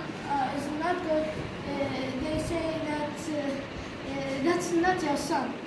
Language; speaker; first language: English; non-native, learner; Arabic